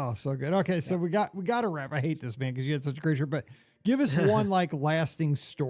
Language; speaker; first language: English; native; English